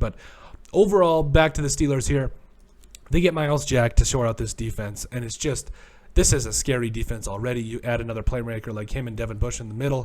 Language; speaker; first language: English; native; English